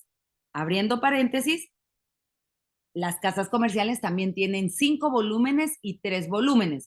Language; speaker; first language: Spanish; native; Spanish